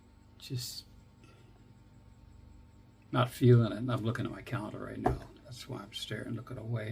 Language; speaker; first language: English; native; English